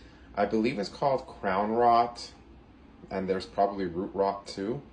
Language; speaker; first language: English; native; English